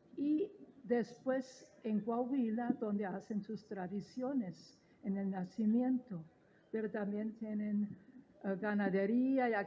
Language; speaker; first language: Spanish; non-native, fluent; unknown